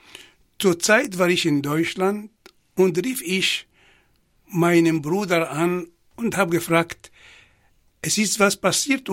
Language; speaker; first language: German; non-native, fluent; Arabic